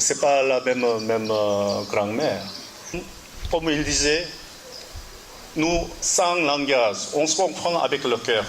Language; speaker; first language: French; non-native, learner; Korean